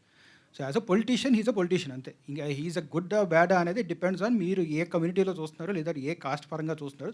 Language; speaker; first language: Telugu; native; Telugu